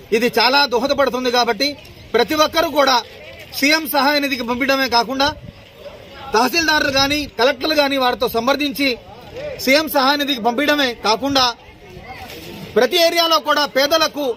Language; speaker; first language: Telugu; non-native, local second language; Urdu